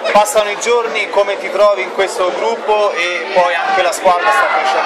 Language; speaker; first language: Italian; native; Italian